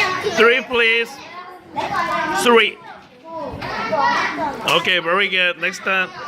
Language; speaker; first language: English; non-native, fluent; Korean